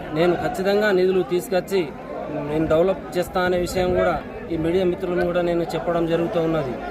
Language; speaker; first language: Telugu; non-native, local second language; Lambadi